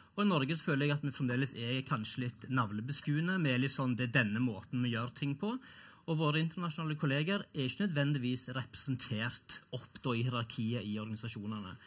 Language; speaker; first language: Norwegian; early bilingual, other home language; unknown